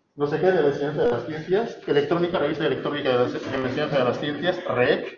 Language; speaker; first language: Spanish; non-native, local second language; Basque